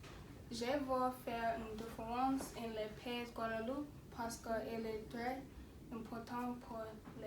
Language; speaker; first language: French; non-native, learner; English